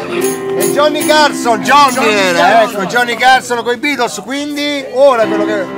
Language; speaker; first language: Italian; native; Italian